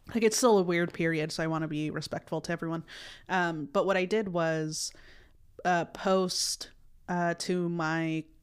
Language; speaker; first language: English; early bilingual, other home language; Spanish